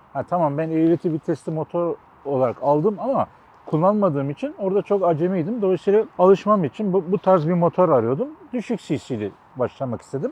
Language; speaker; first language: Turkish; native; Turkish